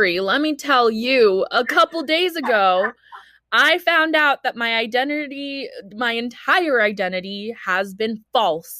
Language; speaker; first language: English; early bilingual, other home language; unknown